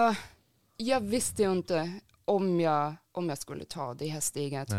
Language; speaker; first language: Swedish; non-native, fluent; German